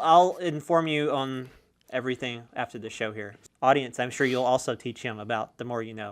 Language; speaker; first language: English; native; English